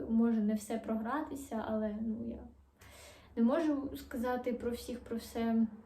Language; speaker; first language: Ukrainian; non-native, local second language; Russian